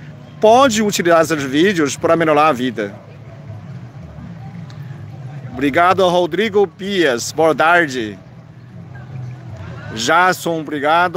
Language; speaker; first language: Portuguese; non-native, fluent; Chinese